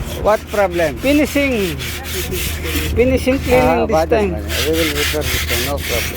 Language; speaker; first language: English; non-native, learner; Filipino